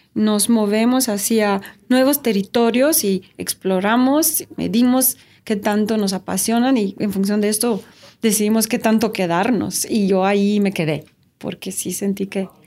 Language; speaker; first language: Spanish; non-native, fluent; Romanian